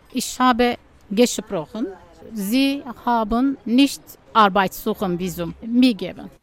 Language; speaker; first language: German; non-native, learner; Turkish